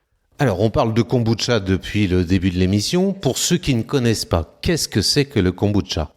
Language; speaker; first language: French; native; French